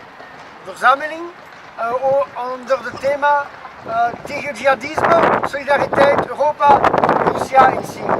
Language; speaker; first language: Dutch; non-native, learner; Arabic